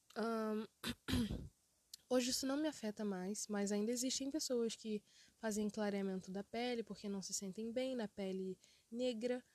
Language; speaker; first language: Portuguese; early bilingual, other home language; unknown